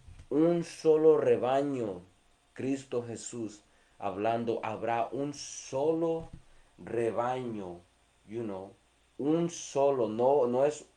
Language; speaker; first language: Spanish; early bilingual, heritage; Spanish